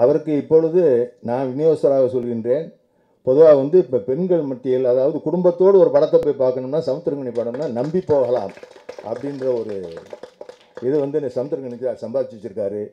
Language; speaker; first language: Tamil; native; Tamil